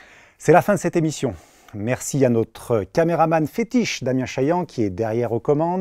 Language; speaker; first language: French; native; French